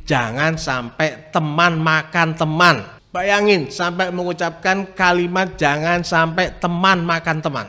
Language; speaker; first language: Indonesian; native; Indonesian